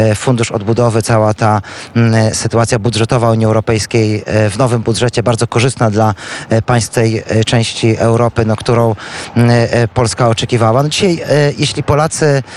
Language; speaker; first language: Polish; native; Polish